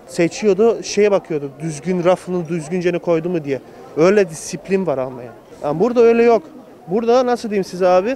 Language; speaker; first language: Turkish; early bilingual, heritage; Turkish